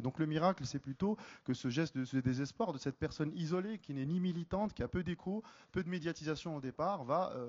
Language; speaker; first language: French; native; French